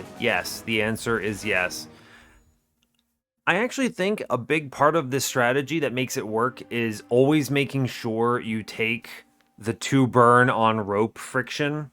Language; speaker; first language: English; native; English